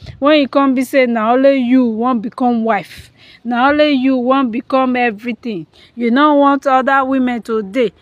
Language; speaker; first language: Nigerian Pidgin; non-native, local second language; Yoruba